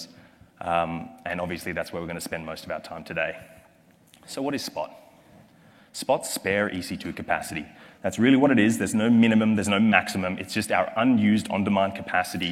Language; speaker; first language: English; native; English